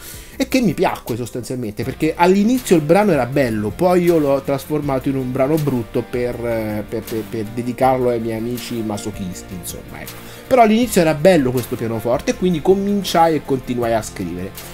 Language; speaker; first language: Italian; native; Italian